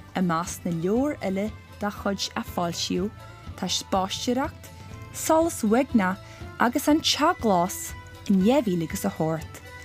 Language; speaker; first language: Irish; native; Irish